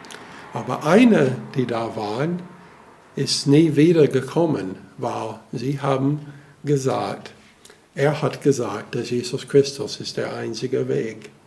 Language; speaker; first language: German; non-native, fluent; English